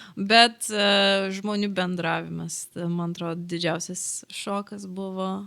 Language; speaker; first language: Lithuanian; early bilingual, heritage; Lithuanian